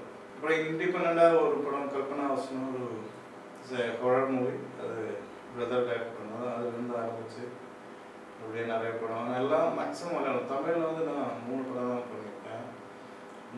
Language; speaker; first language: Tamil; non-native, local second language; Malayalam